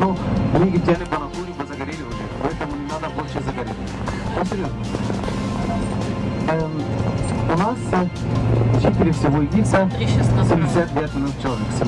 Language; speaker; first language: Russian; non-native, fluent; Arabic